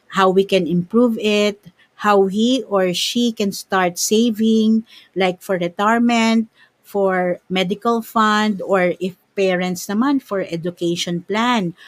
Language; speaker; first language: English; non-native, local second language; Filipino